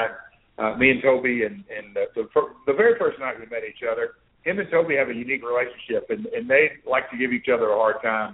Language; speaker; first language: English; native; English